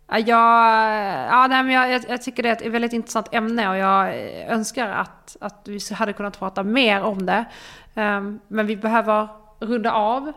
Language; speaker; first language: Swedish; native; Swedish